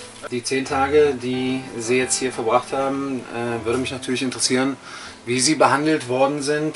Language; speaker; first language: German; native; German